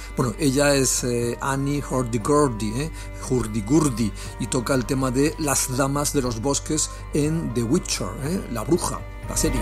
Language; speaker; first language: Spanish; native; Spanish